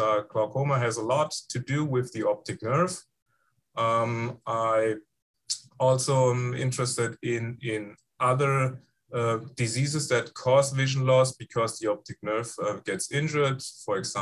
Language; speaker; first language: English; non-native, fluent; German